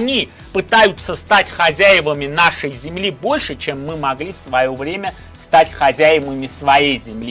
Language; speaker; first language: Russian; non-native, local second language; Armenian